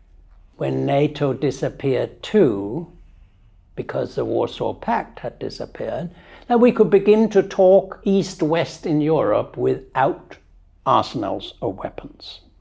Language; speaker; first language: English; non-native, fluent; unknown